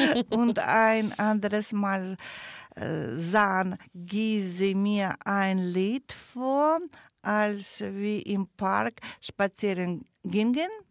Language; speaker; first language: German; non-native, learner; Russian